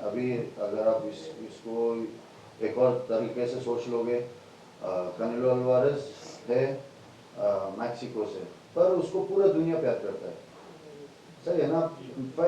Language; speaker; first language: Hindi; non-native, fluent; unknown